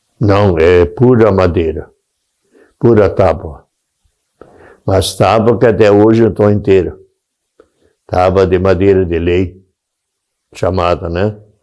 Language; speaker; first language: Portuguese; non-native, local second language; German